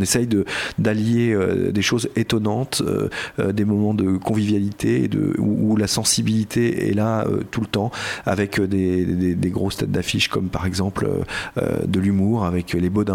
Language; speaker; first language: French; native; French